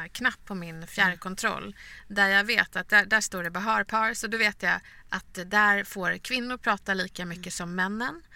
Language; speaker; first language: Swedish; native; Swedish